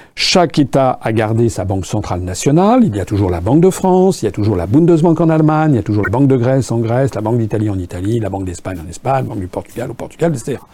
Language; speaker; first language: French; native; French